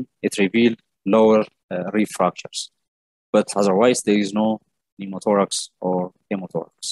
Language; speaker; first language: English; non-native, local second language; Amharic